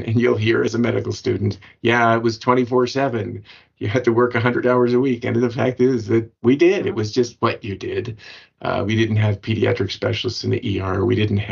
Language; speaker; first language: English; native; English